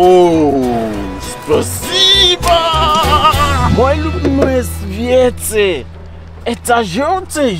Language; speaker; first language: Russian; non-native, learner; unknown